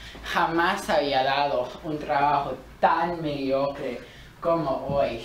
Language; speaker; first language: Spanish; non-native, learner; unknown